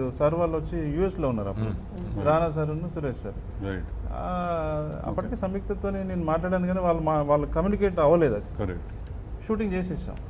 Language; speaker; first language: Telugu; native; Telugu